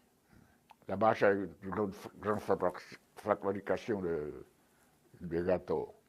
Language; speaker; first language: French; non-native, fluent; Vietnamese